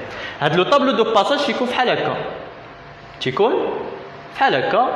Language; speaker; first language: French; non-native, local second language; Arabic